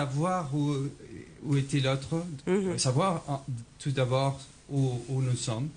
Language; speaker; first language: French; non-native, fluent; Spanish